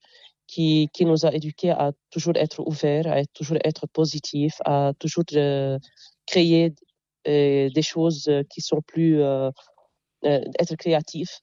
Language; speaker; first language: French; non-native, local second language; Arabic